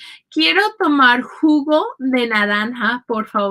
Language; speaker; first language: Spanish; non-native, fluent; English